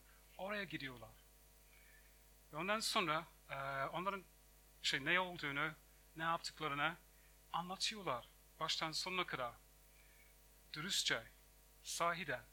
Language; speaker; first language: Turkish; non-native, fluent; English